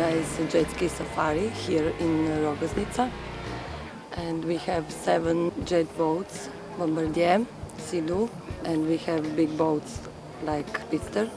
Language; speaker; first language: English; non-native, learner; Croatian